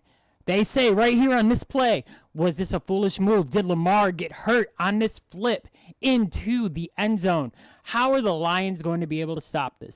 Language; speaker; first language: English; native; English